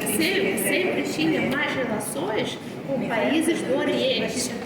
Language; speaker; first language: Portuguese; non-native, fluent; Russian